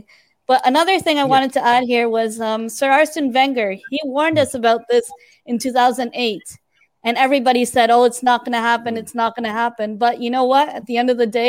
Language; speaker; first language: English; native; English